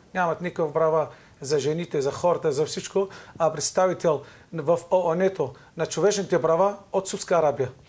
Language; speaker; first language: Bulgarian; non-native, fluent; Arabic